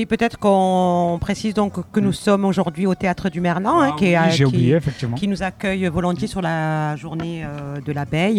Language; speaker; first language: French; native; French